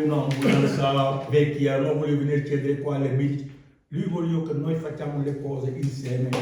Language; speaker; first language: Italian; non-native, learner; Wolof